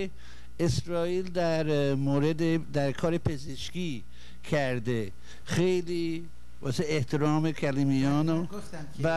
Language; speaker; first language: Persian; non-native, fluent; English